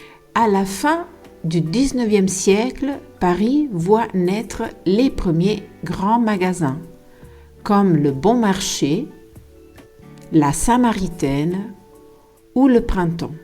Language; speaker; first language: French; non-native, fluent; Italian